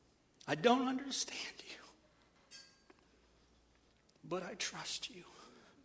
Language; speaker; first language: English; native; English